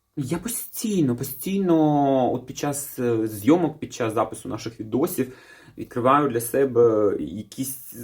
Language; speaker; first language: Ukrainian; non-native, local second language; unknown